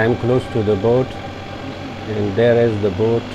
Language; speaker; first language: English; non-native, learner; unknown